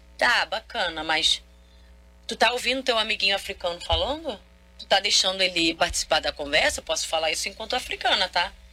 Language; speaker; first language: Portuguese; non-native, local second language; Kabuverdianu